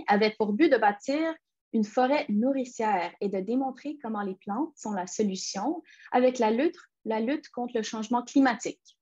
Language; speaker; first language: French; native; French